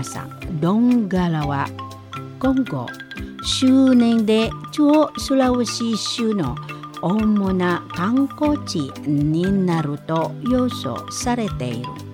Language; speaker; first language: Japanese; non-native, learner; Indonesian